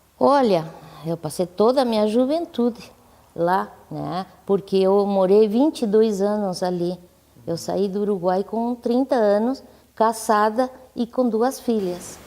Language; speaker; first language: Portuguese; non-native, fluent; Spanish